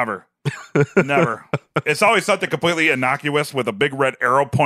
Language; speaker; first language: English; native; English